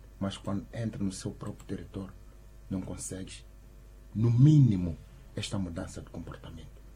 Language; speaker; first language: Portuguese; non-native, local second language; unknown